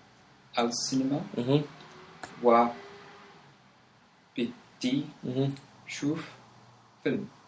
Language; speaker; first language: Arabic; non-native, learner; English